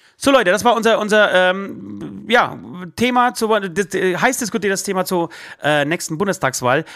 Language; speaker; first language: German; early bilingual, other home language; Polish